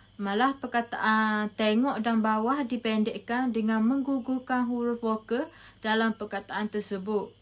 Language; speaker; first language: Malay; native; Malay